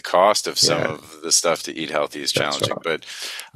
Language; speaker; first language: English; native; English